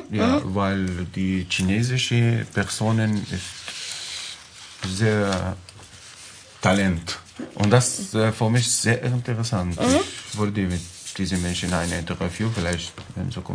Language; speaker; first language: German; non-native, learner; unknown